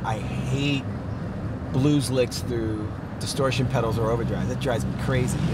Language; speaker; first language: English; native; English